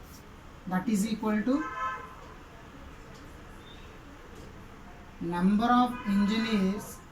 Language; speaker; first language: English; non-native, local second language; Telugu